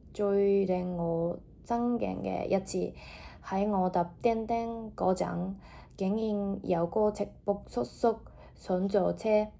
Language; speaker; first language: Cantonese; non-native, fluent; Japanese